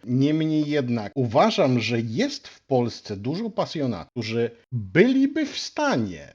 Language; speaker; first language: Polish; native; Polish